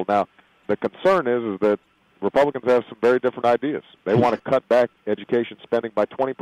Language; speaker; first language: English; native; English